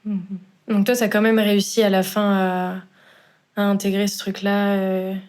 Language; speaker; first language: French; native; French